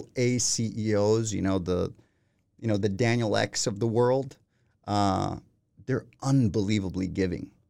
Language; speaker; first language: English; non-native, fluent; Spanish